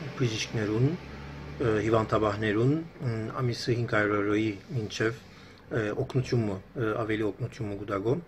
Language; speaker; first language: Armenian; early bilingual, heritage; Armenian